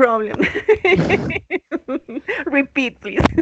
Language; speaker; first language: English; non-native, learner; Spanish